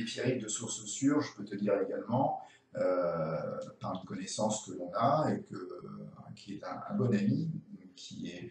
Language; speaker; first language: French; native; French